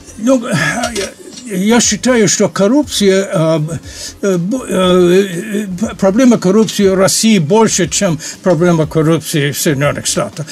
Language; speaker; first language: Russian; non-native, fluent; English